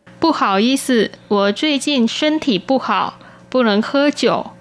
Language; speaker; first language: Chinese; non-native, fluent; Vietnamese